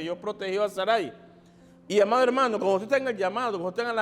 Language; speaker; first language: Spanish; native; Spanish